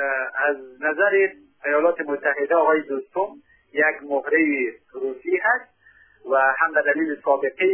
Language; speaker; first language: Persian; native; Persian